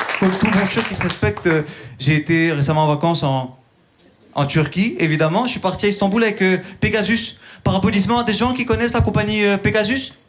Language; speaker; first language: French; early bilingual, other home language; Turkish